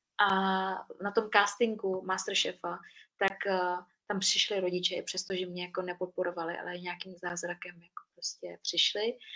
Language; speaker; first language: Czech; early bilingual, other home language; Vietnamese